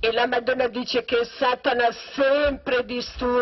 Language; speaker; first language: Italian; non-native, learner; Croatian